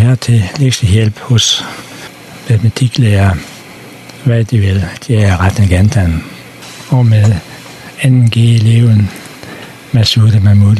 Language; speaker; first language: Danish; native; Danish